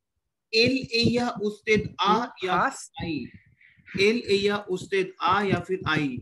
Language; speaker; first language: Spanish; non-native, learner; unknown